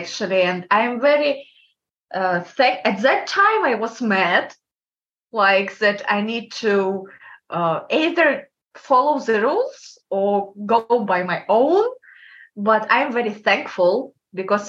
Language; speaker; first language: English; non-native, fluent; Kazakh